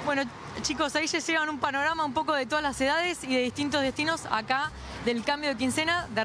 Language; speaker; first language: Spanish; native; Spanish